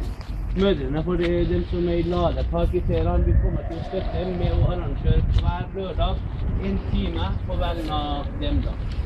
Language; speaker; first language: Norwegian; non-native, fluent; Persian